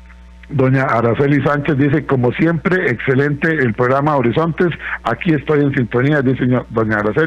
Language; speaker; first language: Spanish; native; Spanish